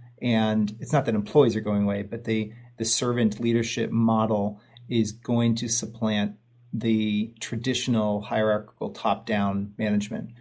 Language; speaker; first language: English; native; English